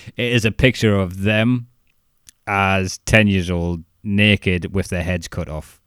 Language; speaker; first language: English; native; English